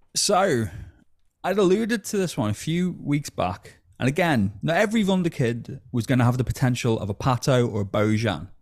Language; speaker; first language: English; native; English